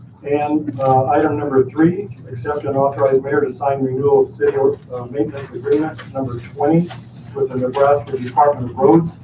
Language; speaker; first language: English; native; English